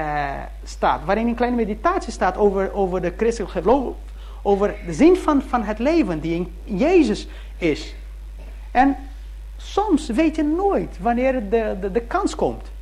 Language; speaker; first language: Dutch; early bilingual, heritage; Dutch